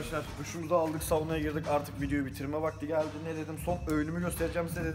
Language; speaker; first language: Turkish; native; Turkish